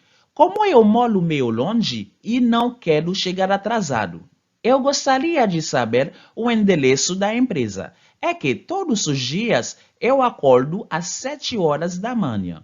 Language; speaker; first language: Portuguese; non-native, fluent; Haitian Creole